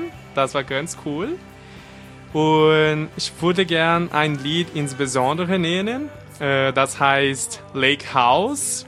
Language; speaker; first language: German; non-native, fluent; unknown